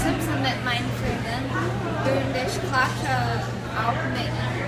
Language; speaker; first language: German; non-native, learner; English